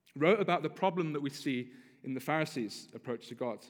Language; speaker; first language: English; native; English